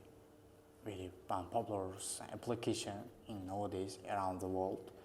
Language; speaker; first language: English; non-native, learner; Uzbek